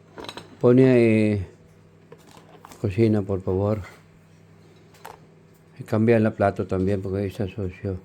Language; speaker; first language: Spanish; non-native, learner; Filipino